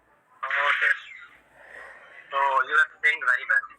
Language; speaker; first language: English; non-native, local second language; Hindi